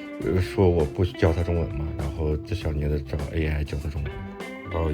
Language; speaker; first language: Chinese; native; Chinese